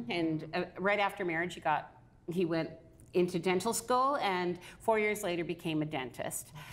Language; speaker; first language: English; native; English